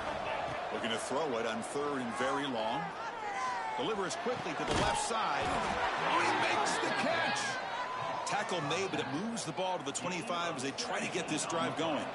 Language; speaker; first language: English; native; English